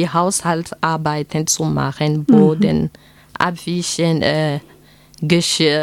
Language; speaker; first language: German; non-native, fluent; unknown